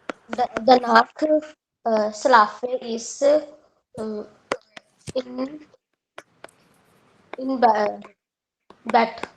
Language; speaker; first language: German; non-native, learner; Hindi